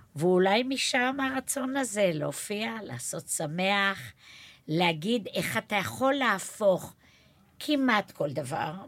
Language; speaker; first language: Hebrew; native; Hebrew